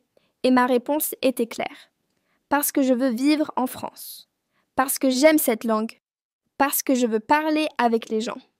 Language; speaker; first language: French; non-native, fluent; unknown